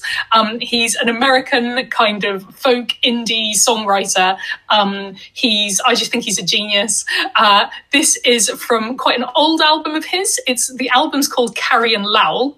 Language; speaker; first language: English; native; English